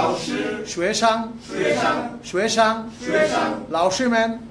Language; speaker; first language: Chinese; non-native, fluent; Bangla